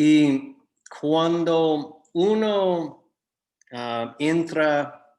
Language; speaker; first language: Spanish; non-native, fluent; English